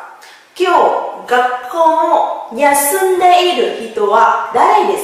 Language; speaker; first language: Japanese; non-native, learner; Vietnamese